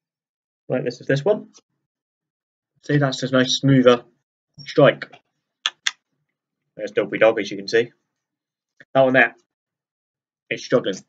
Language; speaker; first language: English; native; English